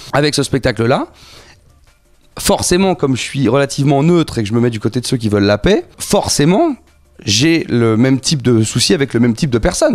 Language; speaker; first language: French; native; French